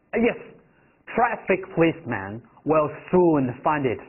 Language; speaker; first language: English; non-native, fluent; Chinese